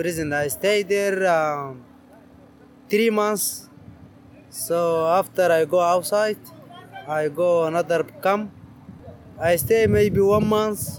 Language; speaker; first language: English; non-native, learner; Arabic